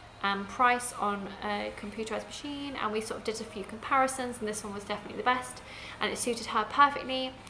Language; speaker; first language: English; native; English